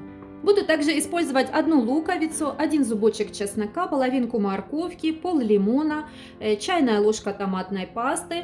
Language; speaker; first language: Russian; native; Russian